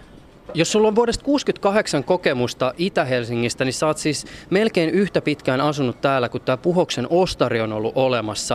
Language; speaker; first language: Finnish; native; Finnish